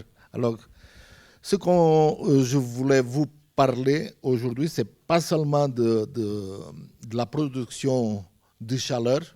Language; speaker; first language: French; non-native, fluent; Portuguese